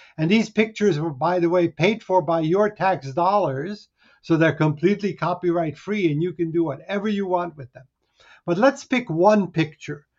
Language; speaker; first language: English; early bilingual, other home language; Hungarian